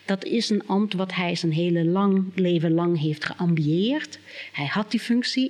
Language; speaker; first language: Dutch; non-native, fluent; English